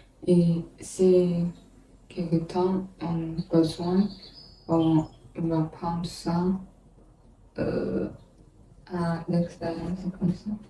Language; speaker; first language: French; non-native, learner; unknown